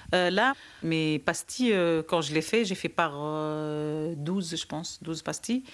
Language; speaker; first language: French; non-native, local second language; Arabic